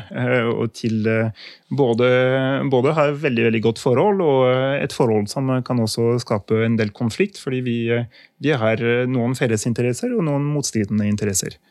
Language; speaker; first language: Norwegian; non-native, fluent; French